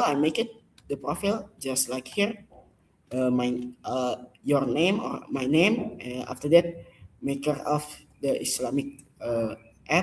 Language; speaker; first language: English; non-native, learner; Indonesian